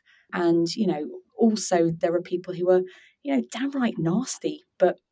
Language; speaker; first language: English; native; English